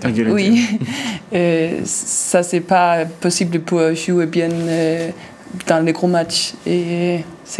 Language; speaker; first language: French; non-native, learner; Danish